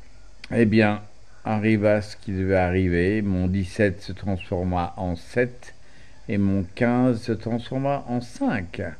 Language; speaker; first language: French; native; French